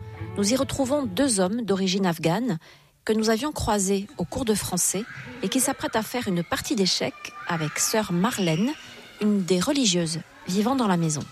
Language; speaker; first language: French; native; French